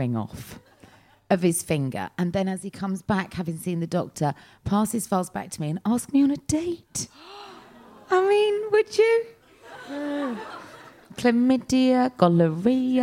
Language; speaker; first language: English; native; English